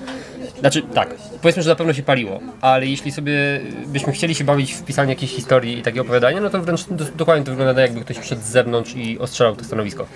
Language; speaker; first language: Polish; native; Polish